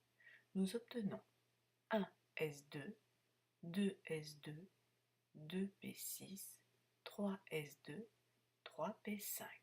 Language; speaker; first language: French; native; French